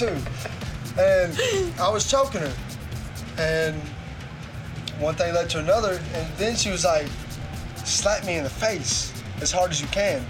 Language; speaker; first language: English; native; English